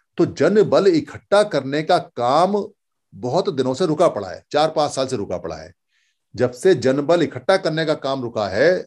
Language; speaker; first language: Hindi; native; Hindi